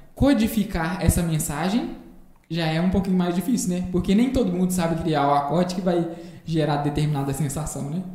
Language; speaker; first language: Portuguese; non-native, fluent; Korean